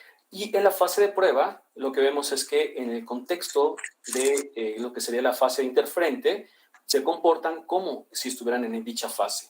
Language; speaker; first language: Spanish; native; Spanish